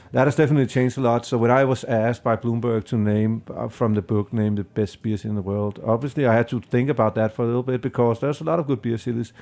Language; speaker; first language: English; non-native, fluent; Danish